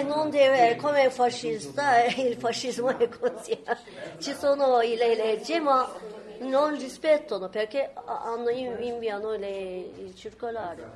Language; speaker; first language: Italian; non-native, learner; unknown